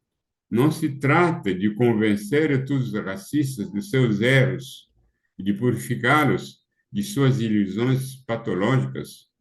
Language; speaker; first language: Portuguese; non-native, fluent; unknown